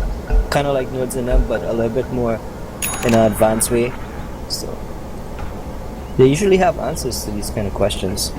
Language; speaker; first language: English; native; English